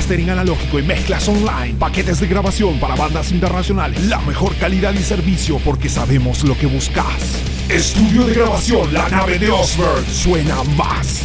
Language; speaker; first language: Spanish; native; Spanish